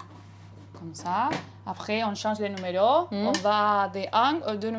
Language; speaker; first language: French; non-native, fluent; Spanish